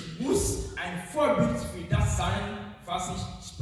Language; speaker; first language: German; non-native, fluent; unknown